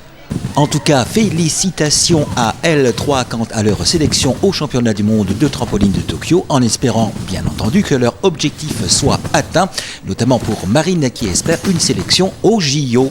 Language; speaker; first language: French; native; French